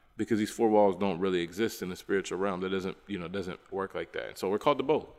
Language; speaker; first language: English; native; English